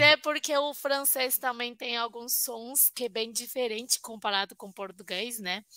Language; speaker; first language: Portuguese; non-native, fluent; Chinese